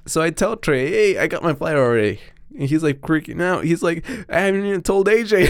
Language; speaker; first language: English; non-native, fluent; Spanish